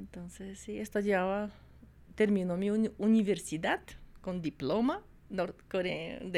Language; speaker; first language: Spanish; non-native, fluent; Russian